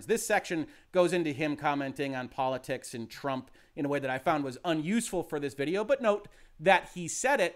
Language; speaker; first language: English; native; English